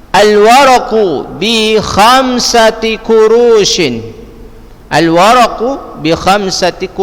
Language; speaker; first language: Arabic; non-native, fluent; Indonesian